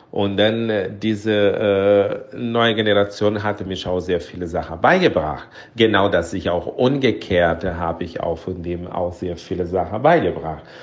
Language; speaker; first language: German; non-native, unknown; Portuguese